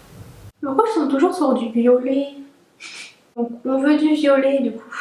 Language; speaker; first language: French; native; French